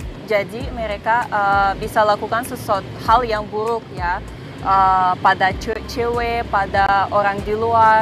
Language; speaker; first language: Indonesian; non-native, fluent; Russian